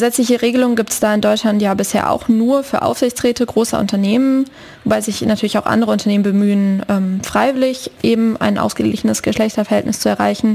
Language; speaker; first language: German; native; German